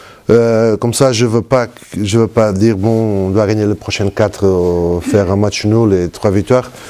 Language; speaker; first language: French; non-native, fluent; Portuguese